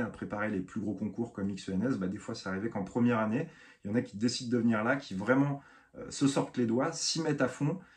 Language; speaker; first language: French; native; French